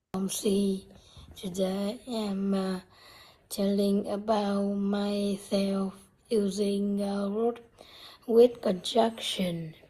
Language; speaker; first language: English; non-native, learner; Vietnamese